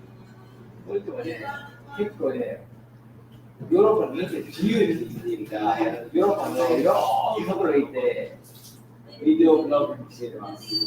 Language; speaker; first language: Japanese; non-native, learner; English